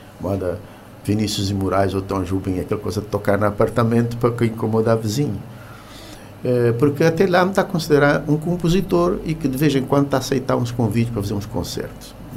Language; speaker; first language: Portuguese; non-native, local second language; Kabuverdianu